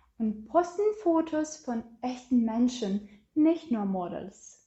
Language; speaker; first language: German; non-native, fluent; Ukrainian